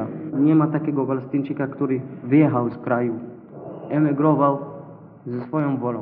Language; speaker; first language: Polish; non-native, learner; Arabic